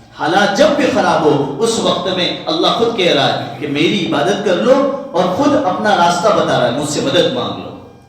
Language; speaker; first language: Urdu; non-native, local second language; Gujarati